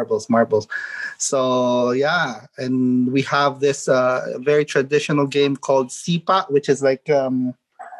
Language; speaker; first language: English; non-native, local second language; Filipino